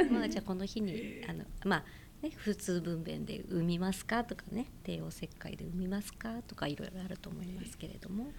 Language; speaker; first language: Japanese; native; Japanese